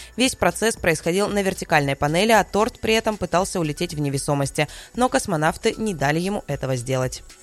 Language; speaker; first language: Russian; native; Russian